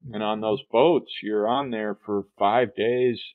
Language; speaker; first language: English; native; English